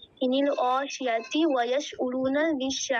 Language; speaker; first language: Arabic; non-native, learner; Bangla